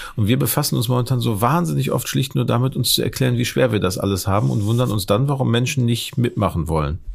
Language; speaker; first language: German; native; German